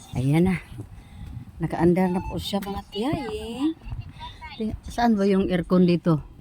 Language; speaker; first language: Filipino; non-native, local second language; Cebuano